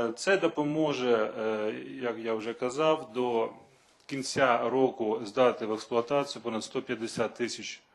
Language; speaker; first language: Ukrainian; non-native, local second language; Russian